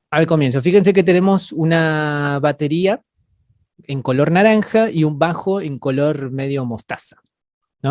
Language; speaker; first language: Spanish; native; Spanish